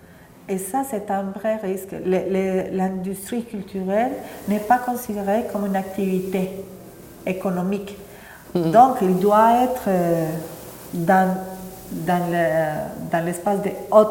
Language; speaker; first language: French; non-native, fluent; Spanish